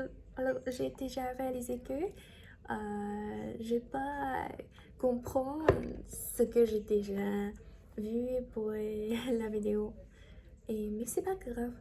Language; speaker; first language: French; non-native, learner; Chinese